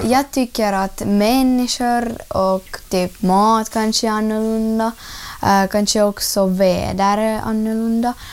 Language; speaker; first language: Swedish; early bilingual, other home language; Russian